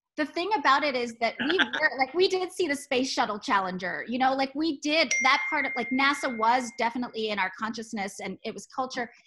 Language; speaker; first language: English; native; English